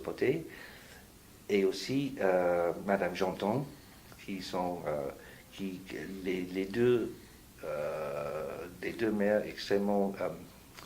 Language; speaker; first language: French; non-native, fluent; English